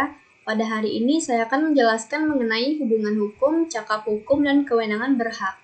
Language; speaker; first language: Indonesian; native; Indonesian